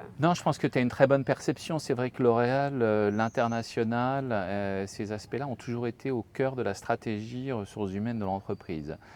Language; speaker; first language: French; native; French